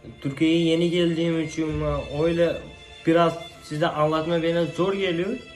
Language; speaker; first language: Turkish; non-native, learner; Uzbek